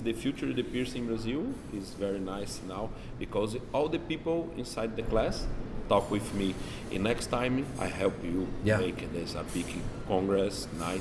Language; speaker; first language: English; non-native, learner; Portuguese